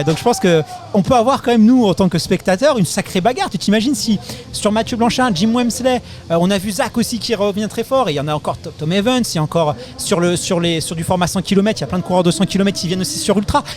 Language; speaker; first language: French; native; French